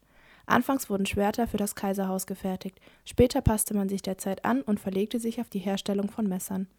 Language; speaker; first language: German; native; German